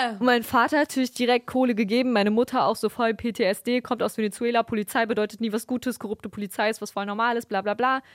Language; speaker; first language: German; early bilingual, other home language; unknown